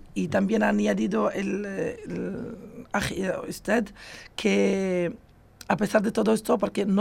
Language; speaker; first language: Spanish; non-native, fluent; Arabic